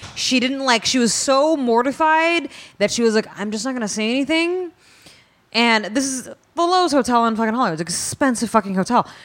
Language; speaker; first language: English; early bilingual, other home language; Filipino